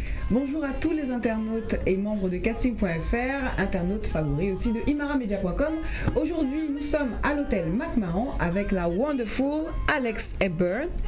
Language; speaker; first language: French; native; French